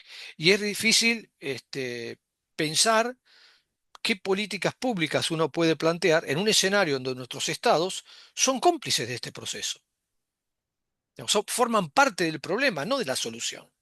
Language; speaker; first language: Spanish; native; Spanish